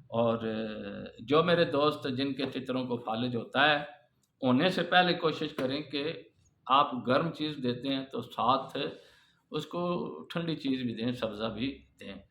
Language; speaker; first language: Urdu; non-native, local second language; Punjabi